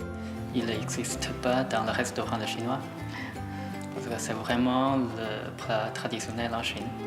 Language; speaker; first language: French; non-native, learner; Chinese